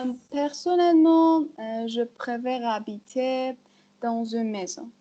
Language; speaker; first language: French; non-native, learner; Persian